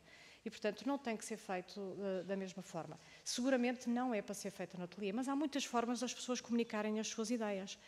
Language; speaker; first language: Portuguese; native; Portuguese